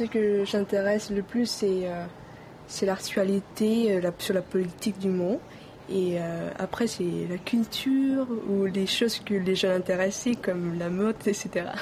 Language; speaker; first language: French; non-native, local second language; Vietnamese